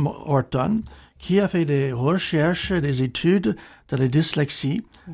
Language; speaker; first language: French; non-native, fluent; English